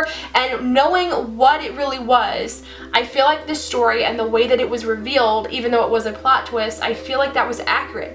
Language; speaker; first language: English; native; English